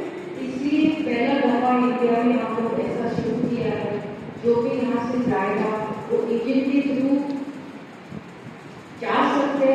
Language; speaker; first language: Hindi; non-native, local second language; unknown